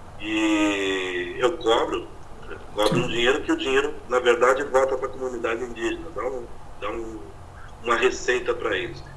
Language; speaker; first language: Portuguese; native; Portuguese